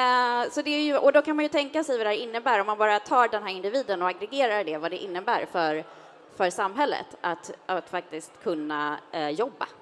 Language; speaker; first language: Swedish; native; Swedish